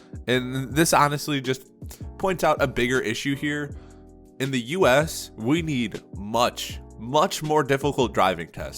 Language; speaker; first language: English; native; English